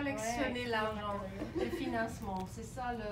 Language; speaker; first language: French; non-native, fluent; German